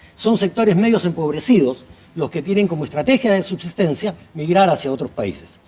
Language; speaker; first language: Spanish; native; Spanish